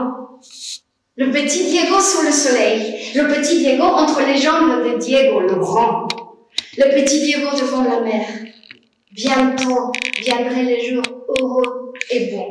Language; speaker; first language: French; non-native, fluent; Spanish